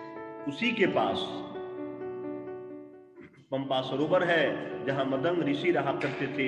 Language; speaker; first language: Hindi; native; Hindi